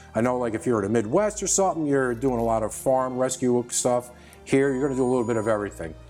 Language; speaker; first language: English; native; English